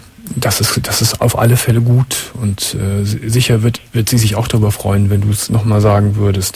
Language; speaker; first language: German; native; German